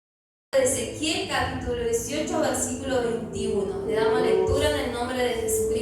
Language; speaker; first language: Spanish; native; Spanish